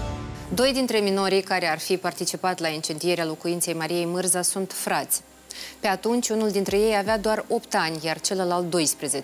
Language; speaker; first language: Romanian; native; Romanian